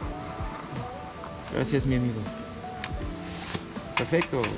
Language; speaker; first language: Spanish; non-native, learner; English